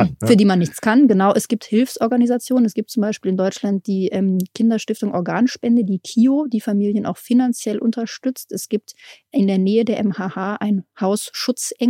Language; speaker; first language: German; native; German